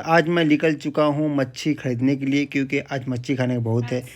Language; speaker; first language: Hindi; non-native, local second language; Bangla